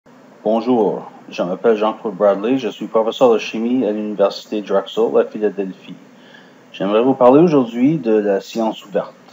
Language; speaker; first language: French; non-native, fluent; English